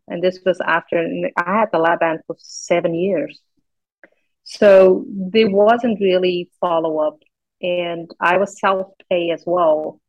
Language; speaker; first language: English; non-native, local second language; Afrikaans